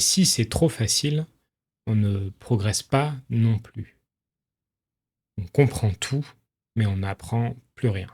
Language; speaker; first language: French; native; French